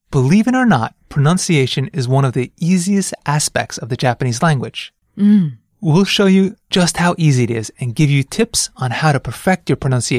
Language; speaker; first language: English; native; English